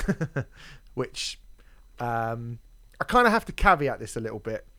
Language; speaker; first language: English; native; English